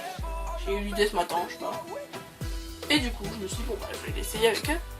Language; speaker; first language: French; native; French